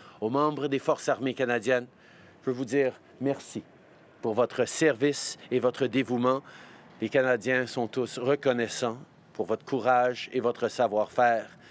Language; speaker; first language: French; native; French